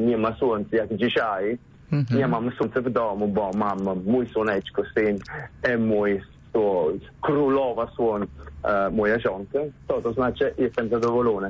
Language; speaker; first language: Polish; non-native, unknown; Italian